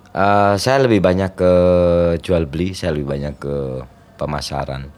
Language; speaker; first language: Indonesian; non-native, local second language; Javanese